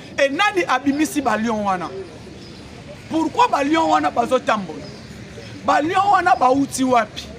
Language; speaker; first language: Lingala; non-native, local second language; Luba-Lulua